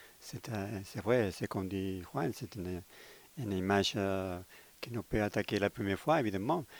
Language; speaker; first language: French; non-native, learner; Spanish